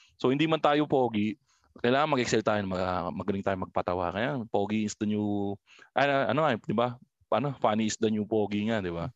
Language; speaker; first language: Filipino; native; Filipino